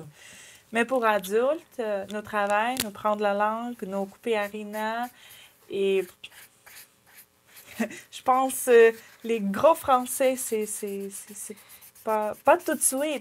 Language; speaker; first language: French; non-native, learner; Ukrainian